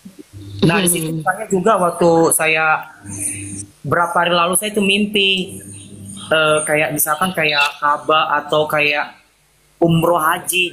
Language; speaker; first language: Indonesian; native; Indonesian